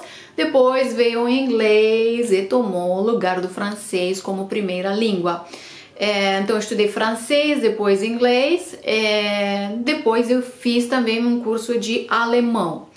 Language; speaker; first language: Portuguese; non-native, fluent; Romanian